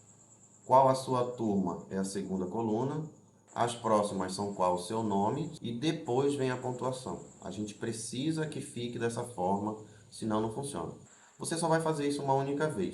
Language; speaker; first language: Portuguese; native; Portuguese